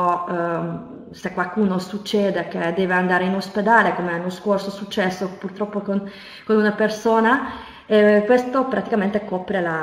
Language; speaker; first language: Italian; non-native, fluent; Hungarian